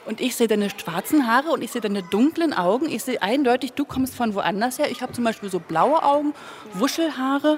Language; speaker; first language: German; native; German